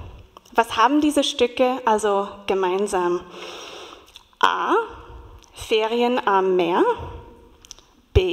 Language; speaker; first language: German; non-native, fluent; English